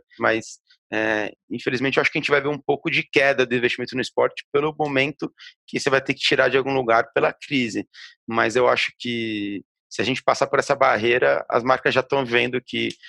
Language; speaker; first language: Portuguese; native; Portuguese